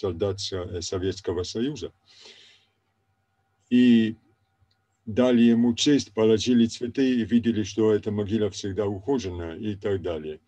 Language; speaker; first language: Russian; non-native, fluent; Italian